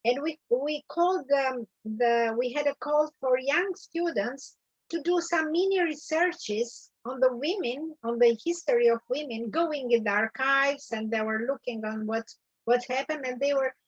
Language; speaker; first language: English; non-native, learner; Albanian